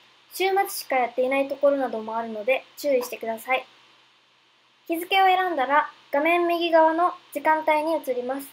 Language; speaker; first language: Japanese; early bilingual, heritage; Japanese